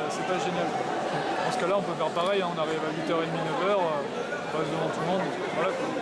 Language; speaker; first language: French; native; French